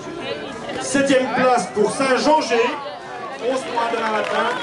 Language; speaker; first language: French; native; French